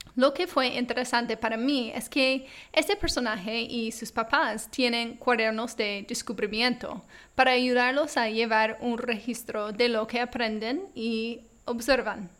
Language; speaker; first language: Spanish; non-native, fluent; English